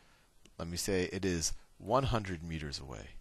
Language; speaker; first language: English; native; English